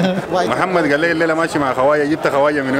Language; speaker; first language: Arabic; native; Arabic